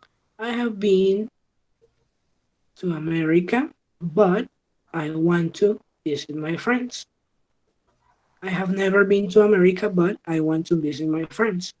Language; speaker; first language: English; non-native, learner; Spanish